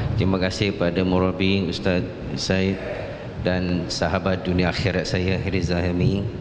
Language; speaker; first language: Malay; non-native, local second language; Chinese